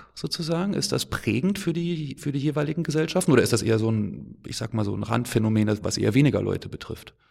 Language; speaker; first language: German; native; German